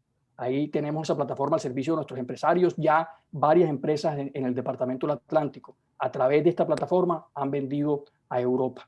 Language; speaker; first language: Spanish; native; Spanish